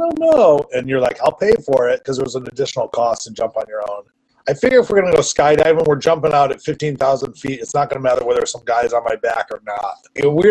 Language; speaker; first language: English; native; English